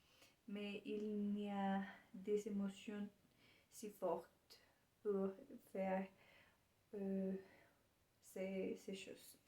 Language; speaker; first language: French; non-native, learner; Spanish